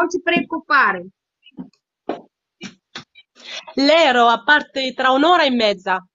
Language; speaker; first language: Italian; non-native, learner; Arabic